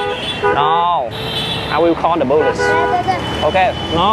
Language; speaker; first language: English; non-native, learner; Vietnamese